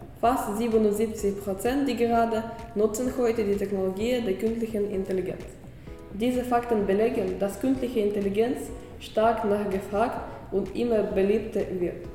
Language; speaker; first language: German; non-native, learner; Spanish